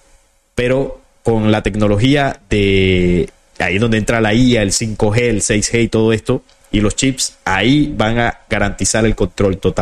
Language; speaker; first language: Spanish; native; Spanish